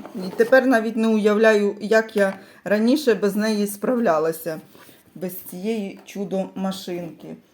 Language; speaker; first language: Ukrainian; native; Ukrainian